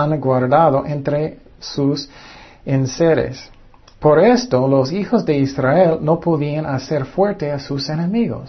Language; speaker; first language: Spanish; non-native, fluent; English